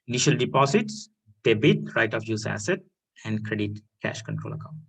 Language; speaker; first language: English; non-native, local second language; Sinhala